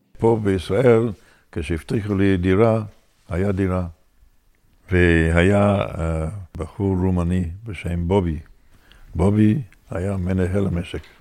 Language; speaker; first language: Hebrew; non-native, fluent; English